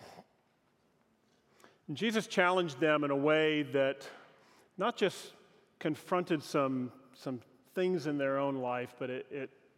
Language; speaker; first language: English; native; English